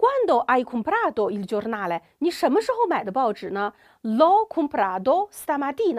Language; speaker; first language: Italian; non-native, fluent; Chinese